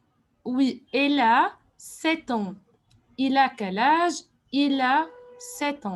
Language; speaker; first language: French; non-native, fluent; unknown